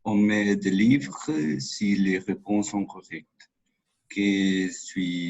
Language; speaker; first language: French; non-native, learner; Spanish